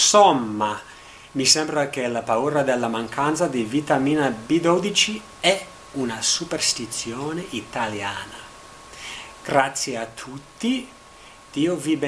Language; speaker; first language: Italian; non-native, learner; English